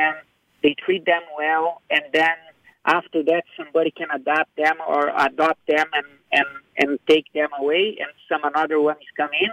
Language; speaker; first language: English; non-native, fluent; Portuguese